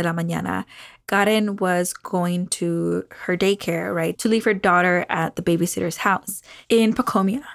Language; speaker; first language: English; early bilingual, other home language; Spanish